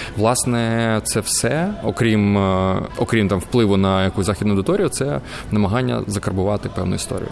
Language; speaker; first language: Ukrainian; native; Ukrainian